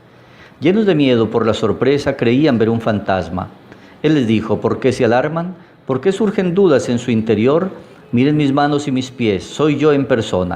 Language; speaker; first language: Spanish; native; Spanish